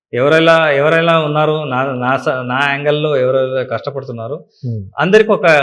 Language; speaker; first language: Telugu; non-native, learner; Kannada